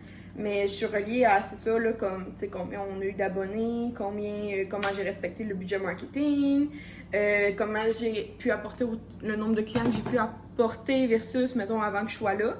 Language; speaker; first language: French; native; French